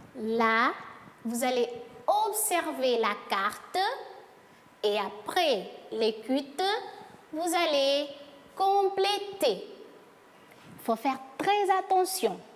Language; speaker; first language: French; non-native, fluent; Portuguese